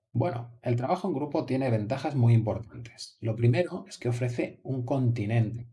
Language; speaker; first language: Spanish; native; Spanish